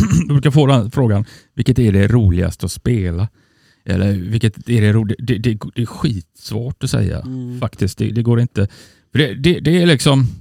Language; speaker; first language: Swedish; native; Swedish